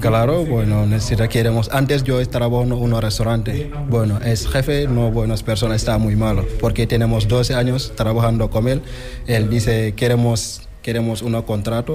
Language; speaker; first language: Spanish; non-native, learner; Wolof